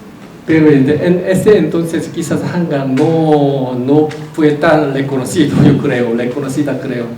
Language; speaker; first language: Spanish; non-native, learner; Korean